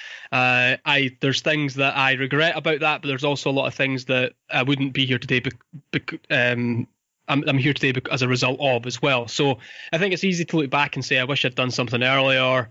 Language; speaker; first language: English; native; English